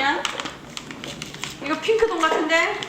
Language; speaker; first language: Korean; native; Korean